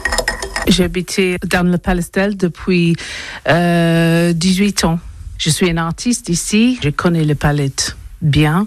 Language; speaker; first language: French; non-native, learner; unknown